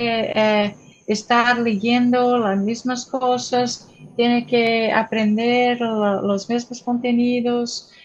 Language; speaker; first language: Spanish; non-native, fluent; Portuguese